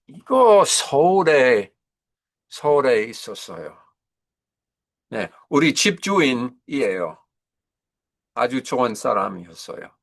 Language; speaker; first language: Korean; non-native, learner; English